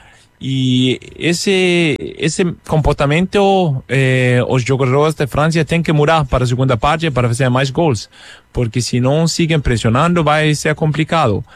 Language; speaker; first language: Portuguese; non-native, fluent; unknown